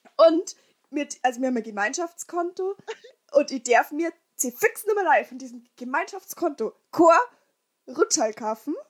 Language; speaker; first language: German; native; German